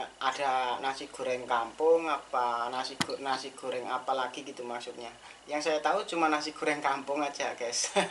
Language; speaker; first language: Indonesian; native; Indonesian